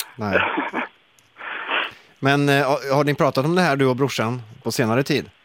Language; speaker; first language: Swedish; native; Swedish